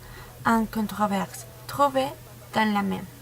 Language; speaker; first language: French; non-native, learner; Spanish